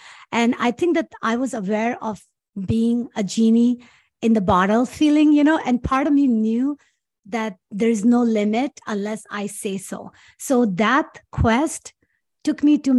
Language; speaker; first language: English; non-native, local second language; Urdu